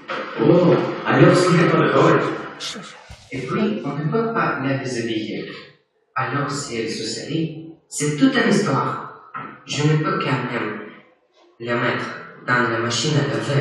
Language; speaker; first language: French; non-native, learner; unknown